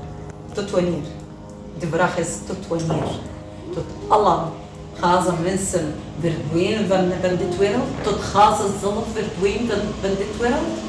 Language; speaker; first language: Dutch; non-native, learner; Arabic